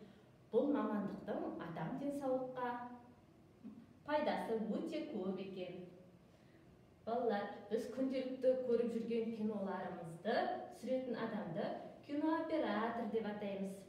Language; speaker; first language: Kazakh; native; Kazakh